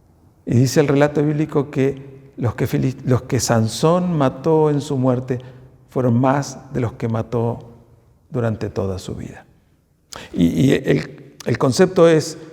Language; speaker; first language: Spanish; native; Spanish